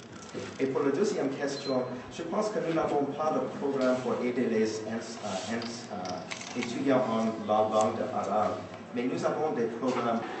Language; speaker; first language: French; non-native, fluent; English